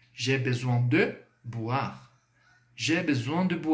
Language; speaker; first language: French; non-native, fluent; Portuguese